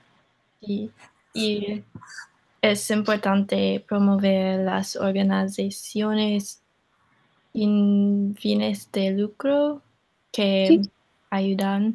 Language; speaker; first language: Spanish; non-native, learner; English